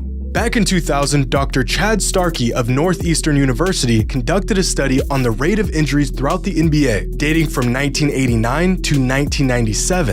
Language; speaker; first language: English; native; English